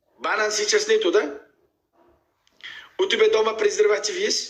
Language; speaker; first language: Russian; non-native, learner; Uzbek